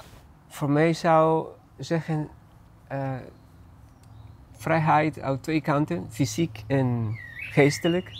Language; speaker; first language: Dutch; non-native, fluent; Spanish